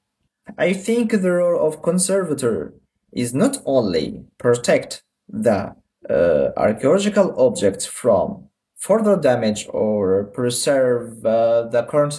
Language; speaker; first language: English; non-native, fluent; Arabic